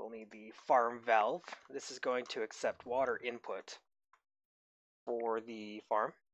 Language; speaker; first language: English; native; English